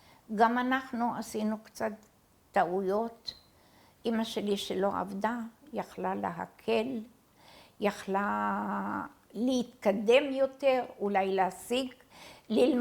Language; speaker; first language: Hebrew; early bilingual, other home language; Arabic